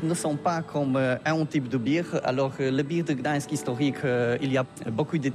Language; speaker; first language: French; non-native, learner; Polish